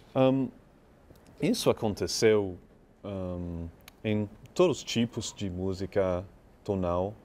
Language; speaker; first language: Portuguese; non-native, learner; English